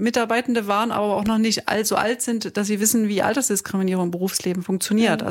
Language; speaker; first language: German; native; German